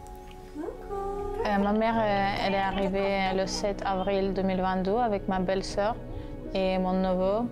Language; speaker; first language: French; non-native, fluent; Russian